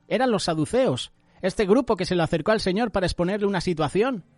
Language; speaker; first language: Spanish; native; Spanish